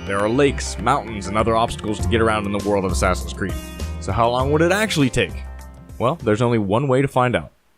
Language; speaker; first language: English; native; English